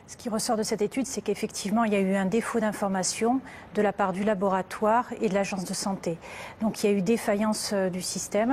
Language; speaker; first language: French; native; French